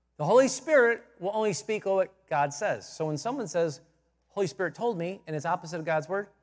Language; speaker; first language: English; native; English